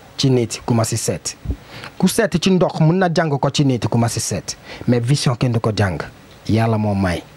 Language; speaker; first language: Wolof; non-native, learner; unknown